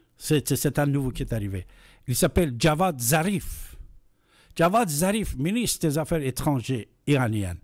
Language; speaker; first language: French; non-native, fluent; Persian